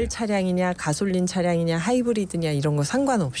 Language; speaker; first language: Korean; native; Korean